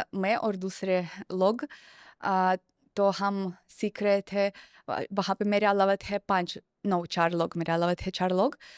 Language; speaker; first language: Hindi; non-native, fluent; Russian